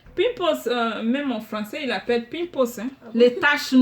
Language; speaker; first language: French; non-native, learner; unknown